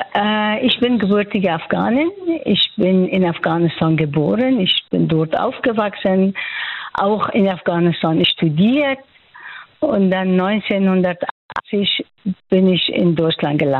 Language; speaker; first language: German; non-native, fluent; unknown